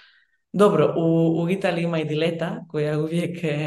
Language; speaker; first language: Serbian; early bilingual, heritage; Bosnian